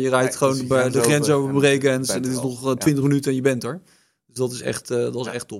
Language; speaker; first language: Dutch; native; Dutch